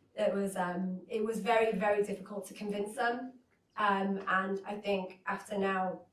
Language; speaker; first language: English; native; English